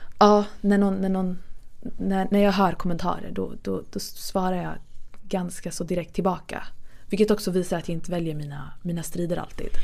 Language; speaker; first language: Swedish; early bilingual, other home language; Kurdish